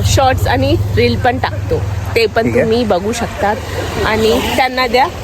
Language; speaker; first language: Marathi; non-native, local second language; Garhwali